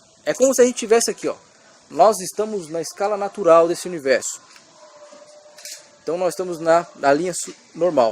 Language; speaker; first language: Portuguese; native; Portuguese